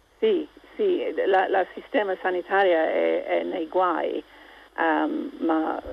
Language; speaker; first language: Italian; non-native, local second language; English